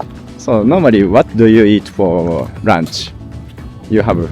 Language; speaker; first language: English; non-native, learner; Japanese